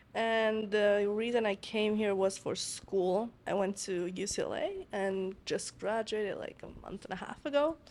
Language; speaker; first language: English; non-native, fluent; Italian